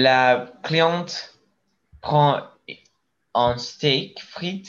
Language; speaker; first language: French; non-native, learner; Spanish